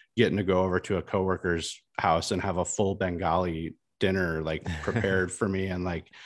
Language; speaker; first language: English; native; English